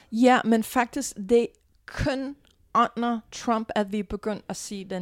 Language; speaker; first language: Danish; non-native, fluent; English